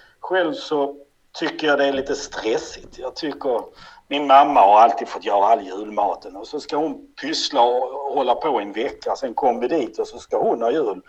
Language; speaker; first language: Swedish; native; Swedish